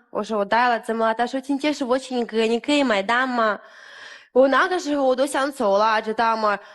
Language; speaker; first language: Chinese; non-native, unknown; Russian